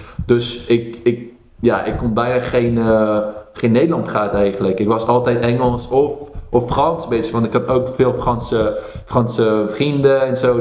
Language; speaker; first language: Dutch; early bilingual, heritage; Dutch